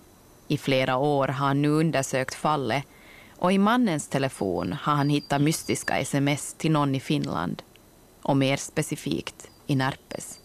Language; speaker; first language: Swedish; native; Swedish